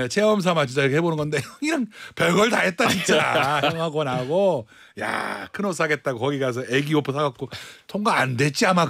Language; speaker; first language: Korean; native; Korean